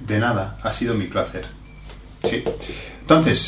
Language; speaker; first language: Spanish; non-native, fluent; English